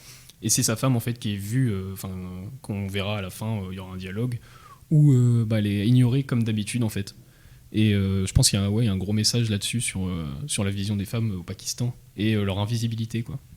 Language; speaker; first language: French; native; French